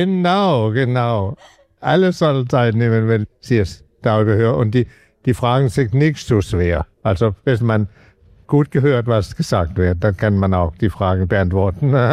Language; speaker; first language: German; non-native, learner; Danish